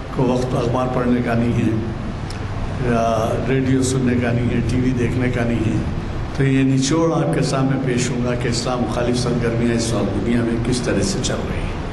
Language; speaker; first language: Urdu; native; Urdu